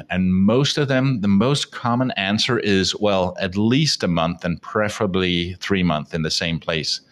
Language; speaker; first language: English; non-native, fluent; Danish